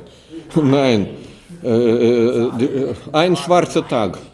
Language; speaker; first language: German; non-native, learner; Lithuanian